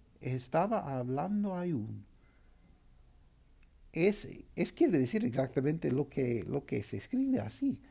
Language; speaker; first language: Spanish; non-native, fluent; English